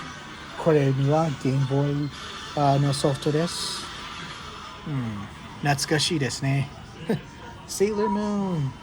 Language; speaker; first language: Japanese; non-native, fluent; English